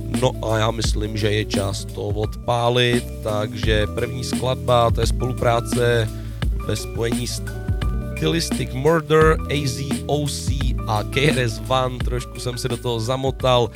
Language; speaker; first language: Czech; native; Czech